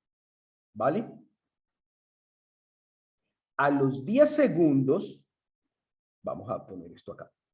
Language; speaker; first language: Spanish; native; Spanish